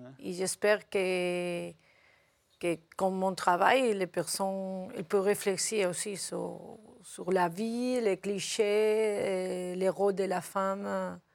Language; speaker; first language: French; non-native, learner; Spanish